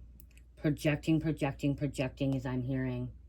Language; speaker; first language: English; native; English